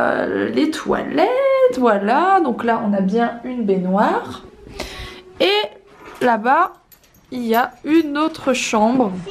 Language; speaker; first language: French; native; French